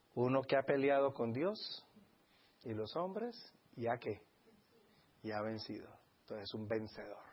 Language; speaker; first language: Spanish; native; Spanish